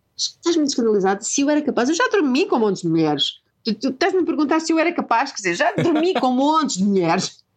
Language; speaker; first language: Portuguese; native; Portuguese